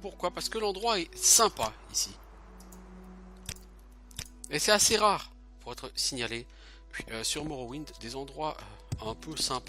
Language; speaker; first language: French; native; French